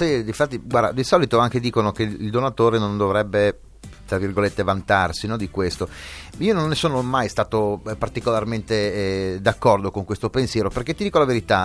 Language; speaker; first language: Italian; native; Italian